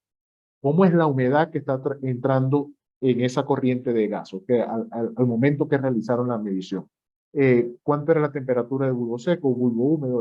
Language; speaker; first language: Spanish; native; Spanish